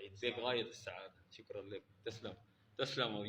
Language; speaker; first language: Arabic; native; Arabic